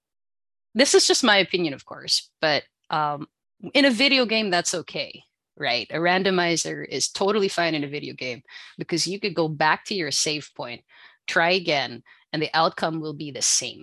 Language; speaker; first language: English; non-native, local second language; Filipino